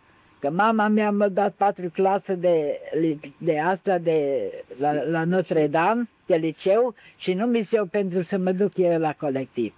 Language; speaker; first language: Romanian; non-native, local second language; German